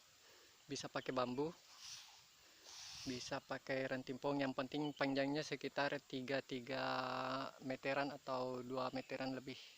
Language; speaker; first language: Indonesian; native; Indonesian